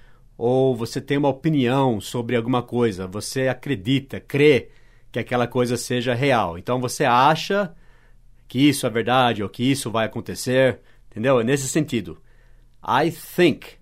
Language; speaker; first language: Portuguese; non-native, fluent; English